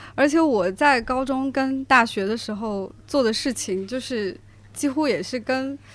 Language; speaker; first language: Chinese; native; Chinese